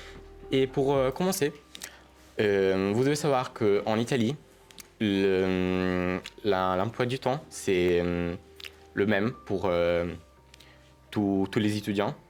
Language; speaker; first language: French; non-native, learner; Italian